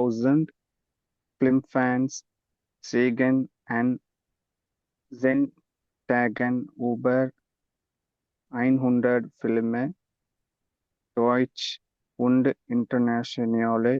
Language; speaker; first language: German; non-native, learner; Tamil